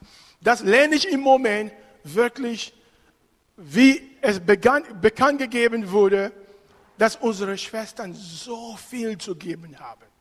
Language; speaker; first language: German; non-native, fluent; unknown